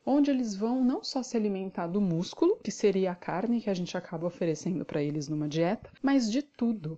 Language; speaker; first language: Portuguese; native; Portuguese